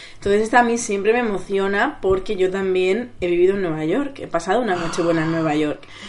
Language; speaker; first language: Spanish; native; Spanish